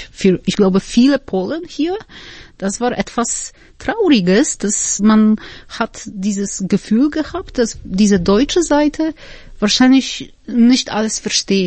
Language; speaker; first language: German; non-native, fluent; Polish